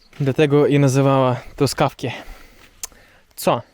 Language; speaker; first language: Polish; non-native, learner; Russian